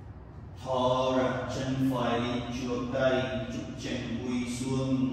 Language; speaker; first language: Vietnamese; non-native, learner; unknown